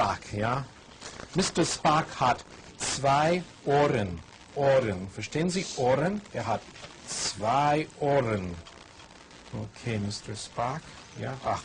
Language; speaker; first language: German; non-native, fluent; English